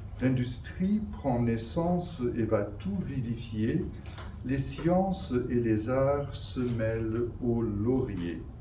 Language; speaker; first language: French; non-native, fluent; Portuguese